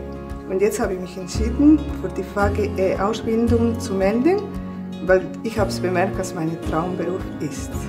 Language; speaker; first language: German; non-native, fluent; Spanish